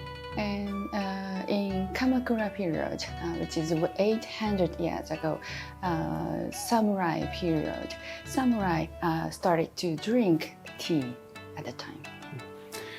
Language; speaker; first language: English; non-native, fluent; Japanese